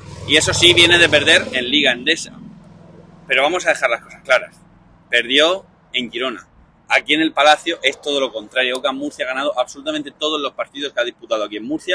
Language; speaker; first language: Spanish; native; Spanish